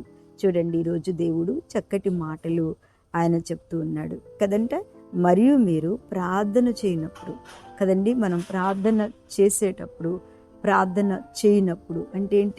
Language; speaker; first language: Telugu; native; Telugu